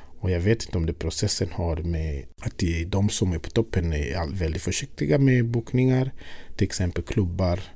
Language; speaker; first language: Swedish; non-native, fluent; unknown